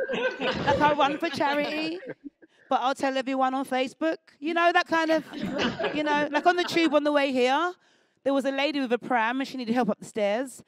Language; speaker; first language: English; native; English